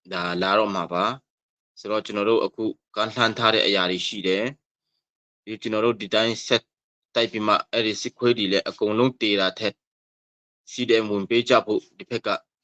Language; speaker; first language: Burmese; non-native, local second language; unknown